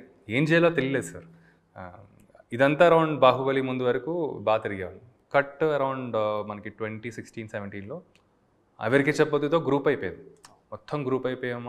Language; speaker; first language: Telugu; native; Telugu